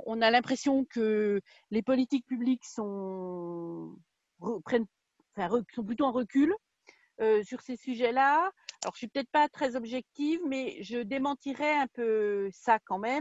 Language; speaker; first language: French; native; French